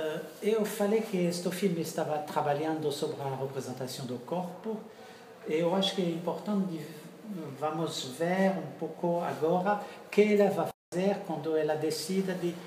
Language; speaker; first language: Portuguese; non-native, fluent; French